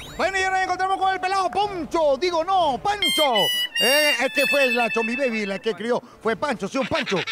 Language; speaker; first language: Spanish; native; Spanish